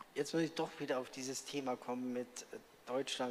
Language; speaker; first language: German; native; German